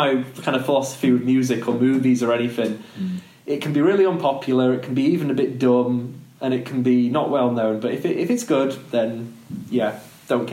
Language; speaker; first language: English; native; English